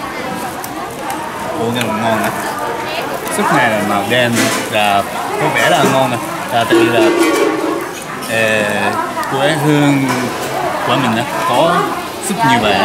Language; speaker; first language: Vietnamese; non-native, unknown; Japanese